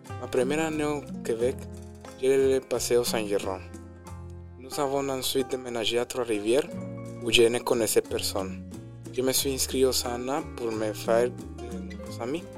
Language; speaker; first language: French; non-native, learner; Spanish